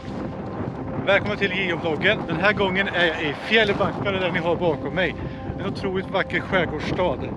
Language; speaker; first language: Swedish; native; Swedish